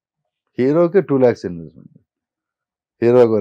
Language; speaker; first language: Telugu; non-native, local second language; Malayalam